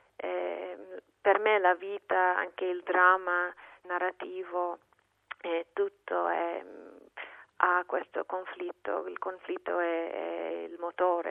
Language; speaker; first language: Italian; non-native, fluent; English